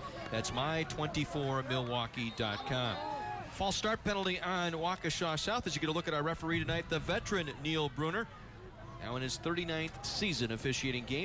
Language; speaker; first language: English; native; English